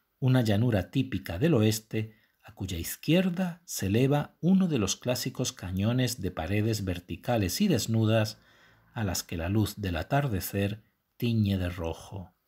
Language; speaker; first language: Spanish; native; Spanish